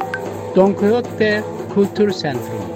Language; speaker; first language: German; non-native, learner; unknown